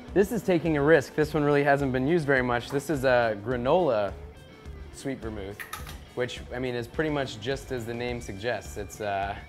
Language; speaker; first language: English; native; English